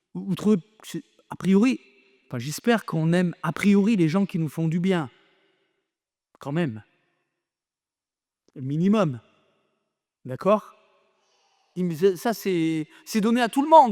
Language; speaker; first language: French; native; French